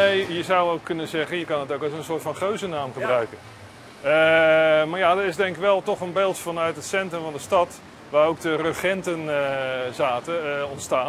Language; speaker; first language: Dutch; native; Dutch